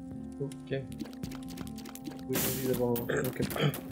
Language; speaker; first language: French; native; French